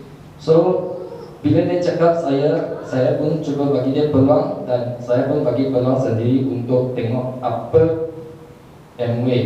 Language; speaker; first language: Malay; non-native, local second language; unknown